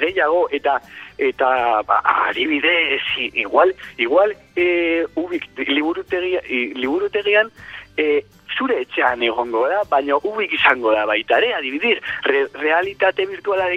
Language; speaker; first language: Basque; non-native, learner; Spanish